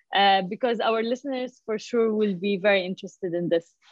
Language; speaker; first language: English; non-native, fluent; Persian